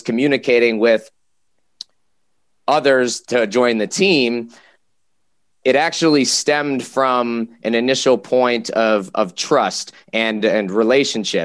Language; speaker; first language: English; native; English